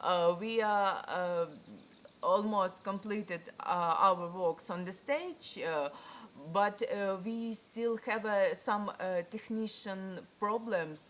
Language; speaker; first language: English; non-native, learner; Ukrainian